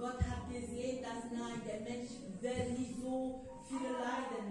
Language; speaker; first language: German; non-native, fluent; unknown